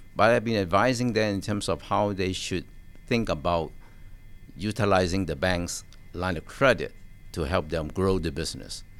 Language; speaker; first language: English; non-native, local second language; Cantonese